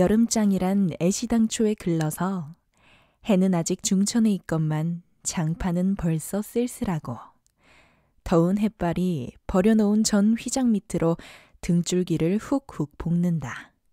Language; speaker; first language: Korean; native; Korean